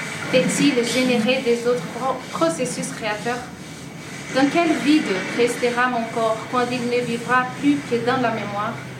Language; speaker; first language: French; non-native, fluent; Portuguese